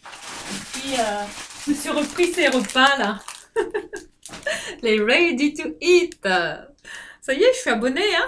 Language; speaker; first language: French; native; French